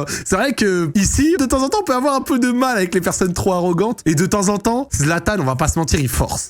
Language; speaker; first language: French; native; French